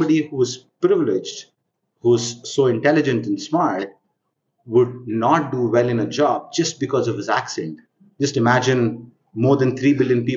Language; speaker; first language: English; non-native, local second language; Kannada